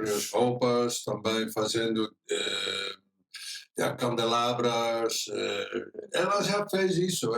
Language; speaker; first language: Portuguese; non-native, fluent; Dutch